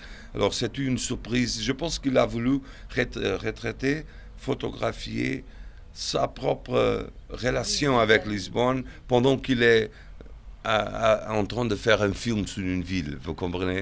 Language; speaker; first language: French; non-native, fluent; Portuguese